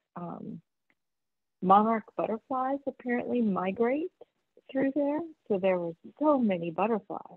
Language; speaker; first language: English; native; English